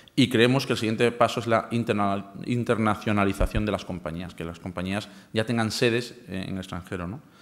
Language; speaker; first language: Spanish; native; Spanish